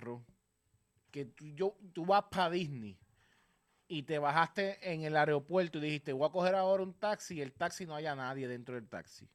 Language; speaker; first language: Spanish; native; Spanish